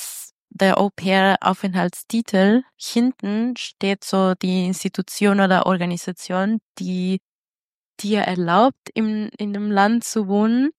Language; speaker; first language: German; non-native, fluent; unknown